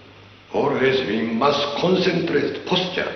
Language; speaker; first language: English; non-native, learner; Japanese